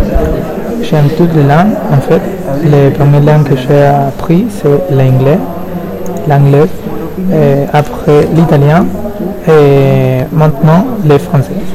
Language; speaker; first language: French; non-native, learner; Spanish